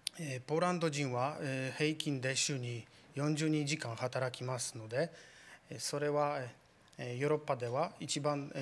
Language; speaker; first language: Japanese; non-native, fluent; Polish